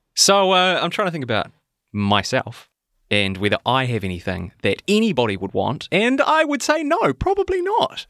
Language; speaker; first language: English; native; English